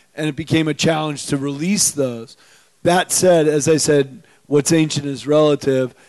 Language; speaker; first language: English; native; English